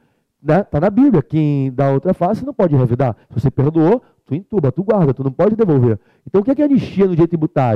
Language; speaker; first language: Portuguese; native; Portuguese